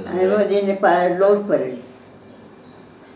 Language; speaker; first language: Hebrew; non-native, learner; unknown